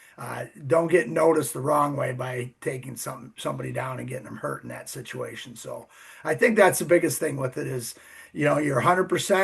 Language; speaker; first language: English; native; English